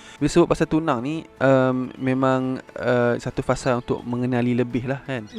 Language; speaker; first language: Malay; native; Malay